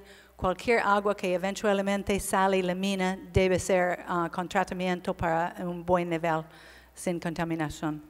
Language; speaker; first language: Spanish; non-native, learner; English